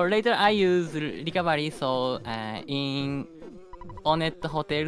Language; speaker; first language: English; non-native, learner; Japanese